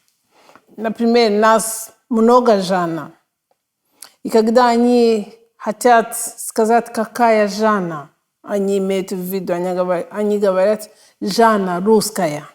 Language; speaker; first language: Russian; non-native, fluent; Kinyarwanda